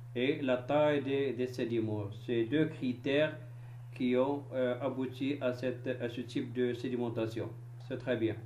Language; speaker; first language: French; non-native, local second language; Arabic